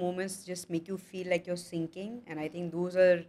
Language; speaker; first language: English; non-native, local second language; Hindi